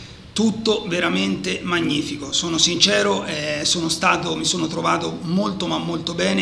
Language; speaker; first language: Italian; native; Italian